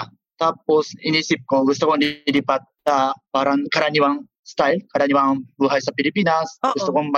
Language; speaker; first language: Filipino; non-native, learner; Japanese